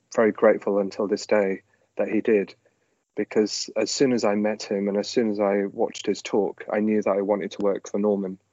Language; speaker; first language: English; native; English